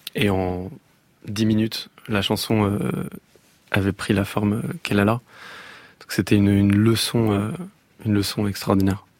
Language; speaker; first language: French; native; French